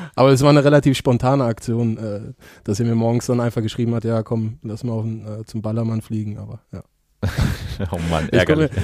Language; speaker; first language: German; native; German